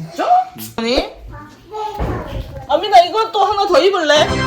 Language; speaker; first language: Korean; native; Korean